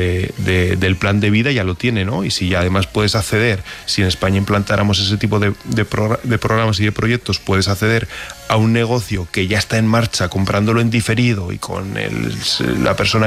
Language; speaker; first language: Spanish; native; Spanish